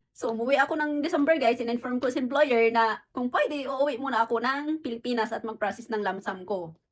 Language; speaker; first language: Filipino; native; Filipino